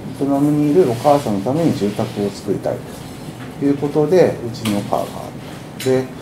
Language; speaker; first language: Japanese; native; Japanese